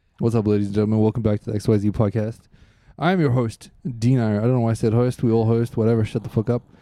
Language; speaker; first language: English; native; English